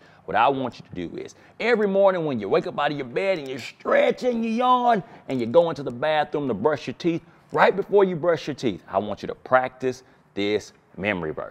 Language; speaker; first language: English; native; English